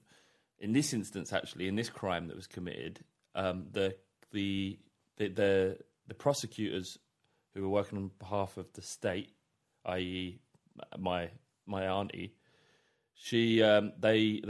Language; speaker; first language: English; native; English